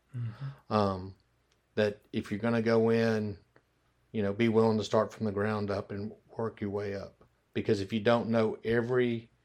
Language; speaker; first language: English; native; English